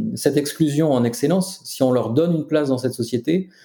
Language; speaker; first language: French; native; French